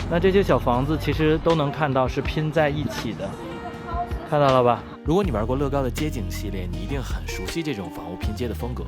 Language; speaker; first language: Chinese; native; Chinese